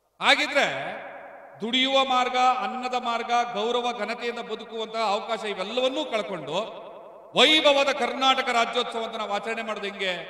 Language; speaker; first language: Kannada; native; Kannada